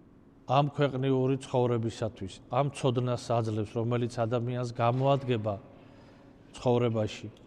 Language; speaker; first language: Georgian; native; Georgian